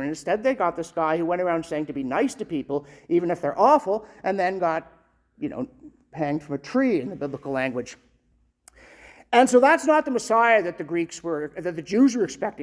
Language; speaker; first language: English; native; English